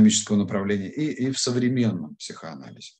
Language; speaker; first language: Russian; native; Russian